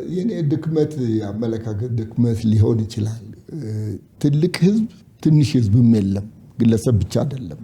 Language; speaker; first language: Amharic; non-native, local second language; Sidamo